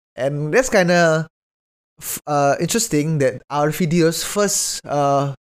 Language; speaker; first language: English; non-native, fluent; Indonesian